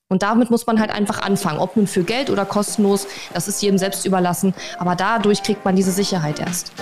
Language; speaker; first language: German; native; German